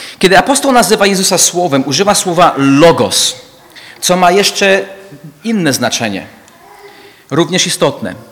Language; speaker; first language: Polish; non-native, fluent; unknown